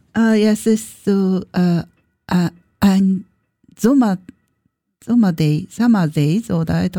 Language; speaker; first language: German; non-native, learner; Japanese